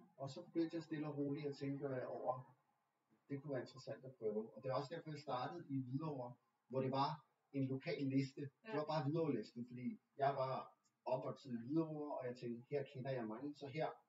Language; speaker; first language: Danish; early bilingual, other home language; Urdu